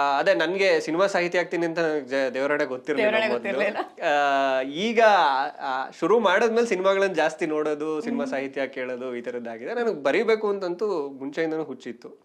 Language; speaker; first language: Kannada; native; Kannada